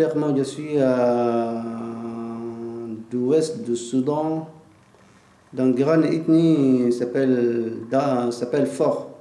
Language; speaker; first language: French; non-native, learner; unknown